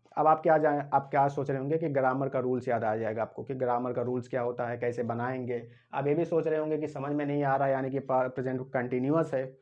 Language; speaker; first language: Hindi; native; Hindi